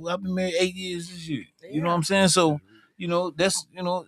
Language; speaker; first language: English; native; English